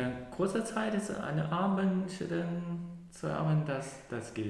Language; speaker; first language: German; non-native, learner; Cantonese